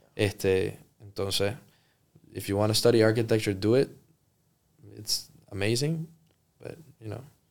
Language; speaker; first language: English; early bilingual, other home language; Spanish